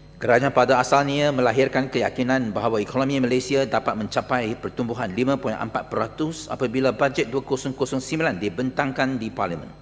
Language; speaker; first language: Malay; non-native, local second language; Chinese